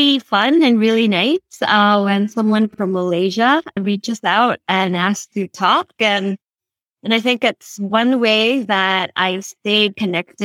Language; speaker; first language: English; non-native, local second language; Cantonese